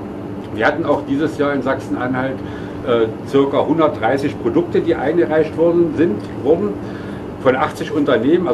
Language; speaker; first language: German; native; German